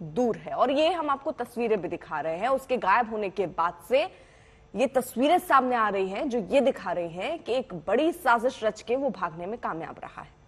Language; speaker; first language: Hindi; native; Hindi